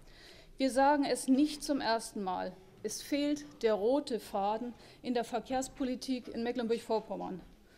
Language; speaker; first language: German; native; German